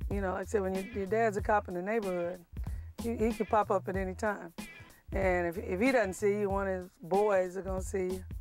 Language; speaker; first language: English; native; English